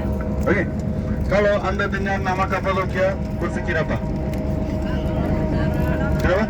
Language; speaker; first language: Indonesian; non-native, fluent; Turkish